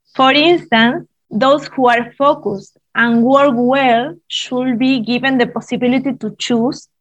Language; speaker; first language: English; non-native, fluent; Spanish